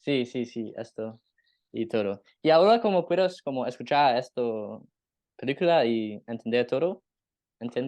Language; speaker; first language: Spanish; non-native, learner; English